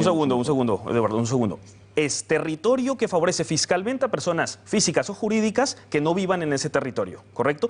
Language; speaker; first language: Spanish; native; Spanish